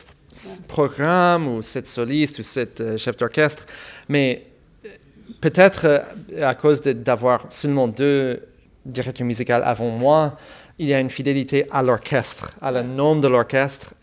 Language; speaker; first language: French; non-native, fluent; English